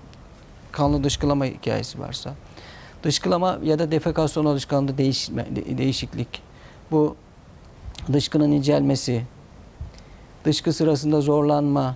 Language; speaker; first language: Turkish; native; Turkish